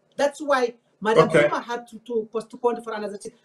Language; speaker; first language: English; non-native, fluent; Amharic